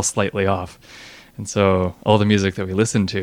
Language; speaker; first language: English; native; English